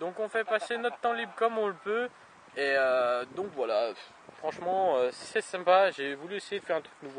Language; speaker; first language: French; native; French